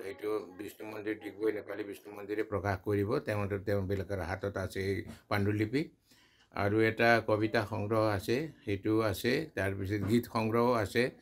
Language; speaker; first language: Assamese; non-native, local second language; Nepali